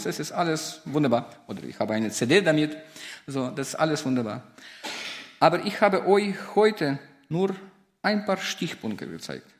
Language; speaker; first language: German; non-native, fluent; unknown